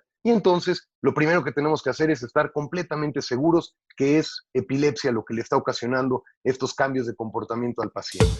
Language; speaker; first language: Spanish; native; Spanish